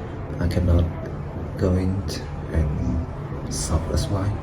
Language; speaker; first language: English; non-native, learner; Vietnamese